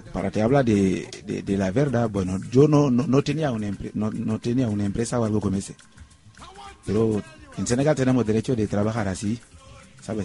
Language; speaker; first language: Spanish; non-native, learner; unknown